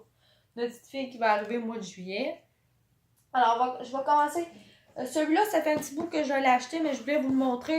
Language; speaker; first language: French; native; French